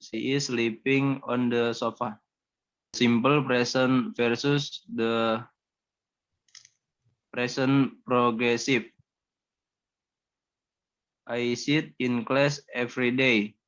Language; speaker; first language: English; non-native, learner; Indonesian